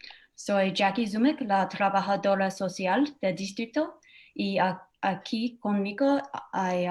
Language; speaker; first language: Spanish; non-native, fluent; English